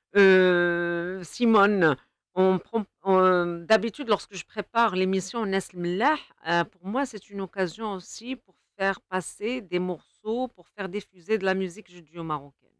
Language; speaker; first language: French; non-native, local second language; Arabic